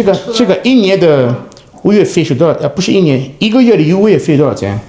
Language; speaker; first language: Chinese; non-native, learner; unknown